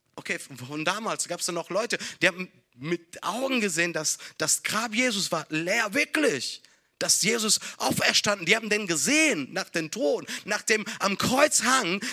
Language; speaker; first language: German; non-native, fluent; Italian